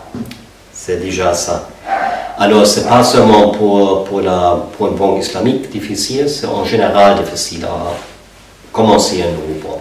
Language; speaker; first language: French; non-native, fluent; German